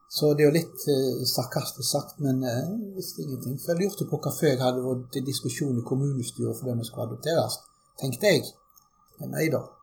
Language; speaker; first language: Norwegian; early bilingual, other home language; German